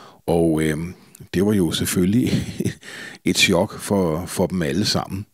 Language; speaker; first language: Danish; native; Danish